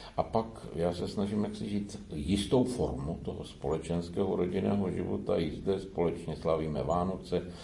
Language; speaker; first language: Czech; native; Czech